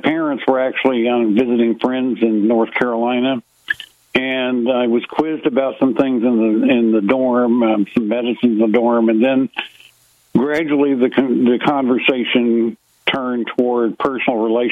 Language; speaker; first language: English; native; English